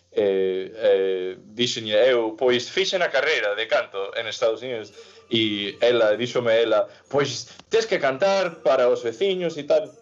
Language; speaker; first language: Galician; non-native, fluent; English